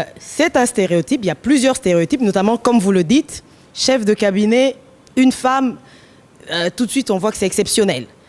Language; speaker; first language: French; non-native, local second language; Lingala